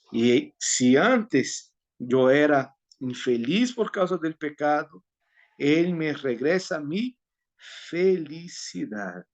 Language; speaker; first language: Portuguese; non-native, learner; Spanish